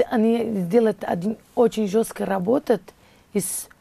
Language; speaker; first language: Russian; non-native, fluent; Portuguese